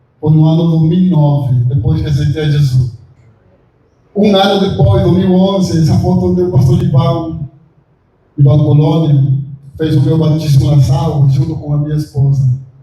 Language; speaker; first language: Portuguese; non-native, fluent; Spanish